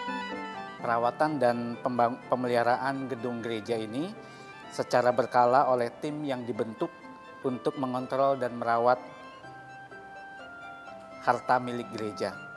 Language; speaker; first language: Indonesian; native; Indonesian